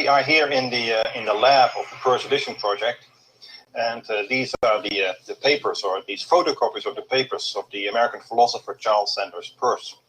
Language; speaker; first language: English; non-native, fluent; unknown